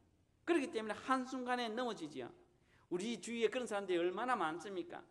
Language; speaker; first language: Korean; native; Korean